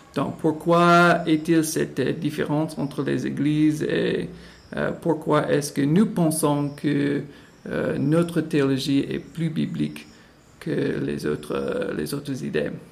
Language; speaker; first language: French; non-native, fluent; English